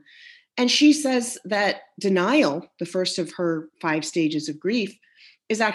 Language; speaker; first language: English; native; English